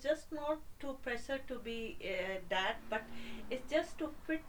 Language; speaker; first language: English; non-native, local second language; Hindi